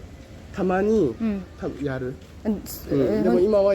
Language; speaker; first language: Japanese; non-native, fluent; Mizo